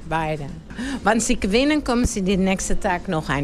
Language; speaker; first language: German; non-native, learner; Dutch